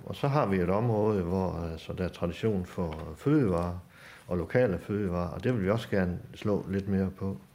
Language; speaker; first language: Danish; native; Danish